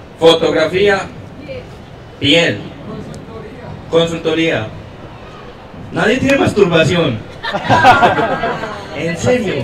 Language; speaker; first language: Spanish; native; Spanish